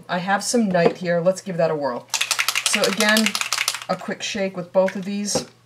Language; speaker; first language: English; native; English